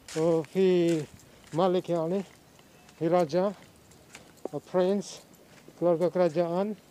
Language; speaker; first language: Arabic; non-native, learner; Indonesian